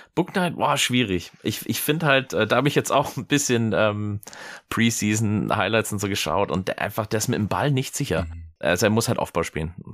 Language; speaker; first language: German; early bilingual, other home language; English